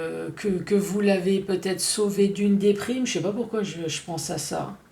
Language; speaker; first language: French; native; French